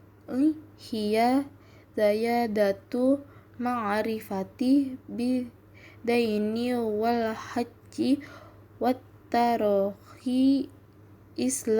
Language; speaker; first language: Arabic; non-native, learner; Indonesian